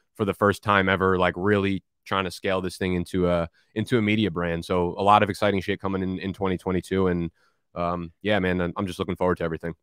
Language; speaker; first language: English; native; English